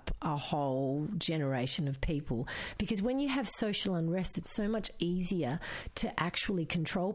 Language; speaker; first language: English; non-native, local second language; Croatian